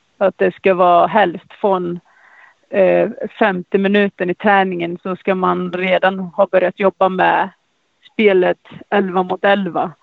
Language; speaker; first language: Swedish; non-native, fluent; Icelandic